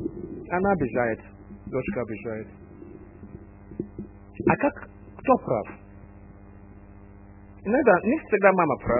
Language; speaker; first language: Russian; non-native, fluent; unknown